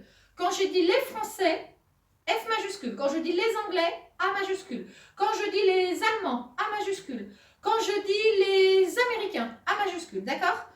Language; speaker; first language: French; native; French